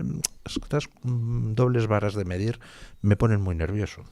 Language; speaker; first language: Spanish; native; Spanish